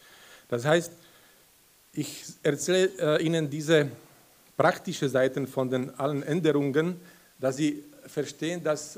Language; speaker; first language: German; non-native, fluent; Slovak